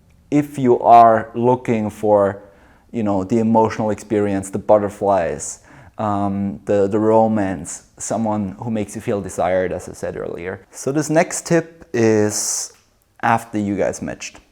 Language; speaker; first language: English; non-native, fluent; German